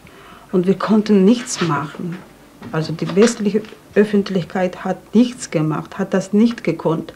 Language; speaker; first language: German; non-native, fluent; Georgian